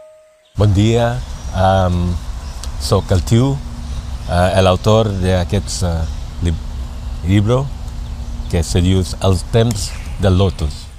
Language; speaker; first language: Catalan; non-native, learner; Thai